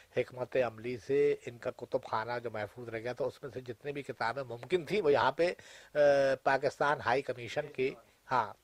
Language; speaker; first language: Urdu; native; Urdu